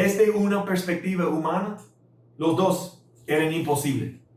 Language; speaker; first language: Spanish; non-native, fluent; English